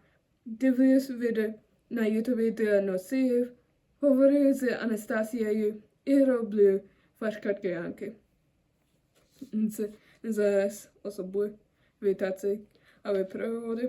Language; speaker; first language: Ukrainian; non-native, learner; German